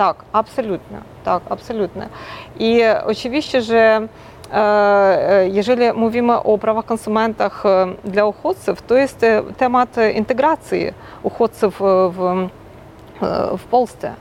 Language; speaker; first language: Polish; non-native, local second language; Ukrainian